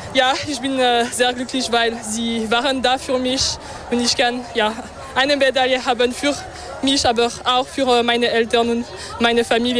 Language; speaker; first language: German; non-native, learner; French